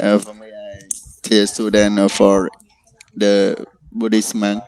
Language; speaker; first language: English; non-native, learner; Khmer